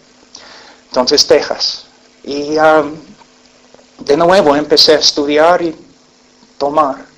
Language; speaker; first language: Spanish; non-native, fluent; English